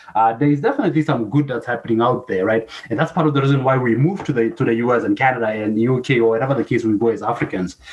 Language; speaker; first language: English; non-native, local second language; Southern Sotho